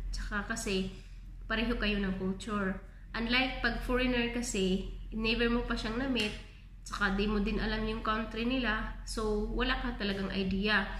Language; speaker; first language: Filipino; non-native, local second language; Cebuano